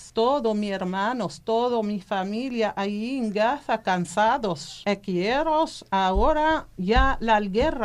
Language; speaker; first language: Spanish; non-native, learner; Arabic